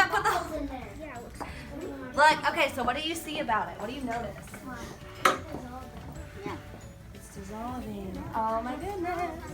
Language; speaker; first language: English; native; English